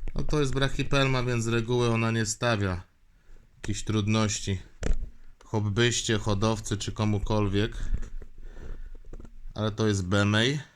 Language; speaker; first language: Polish; native; Polish